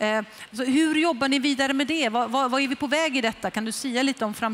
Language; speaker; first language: Swedish; native; Swedish